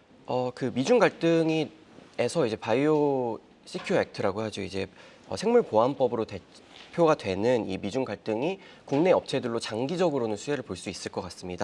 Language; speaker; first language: Korean; native; Korean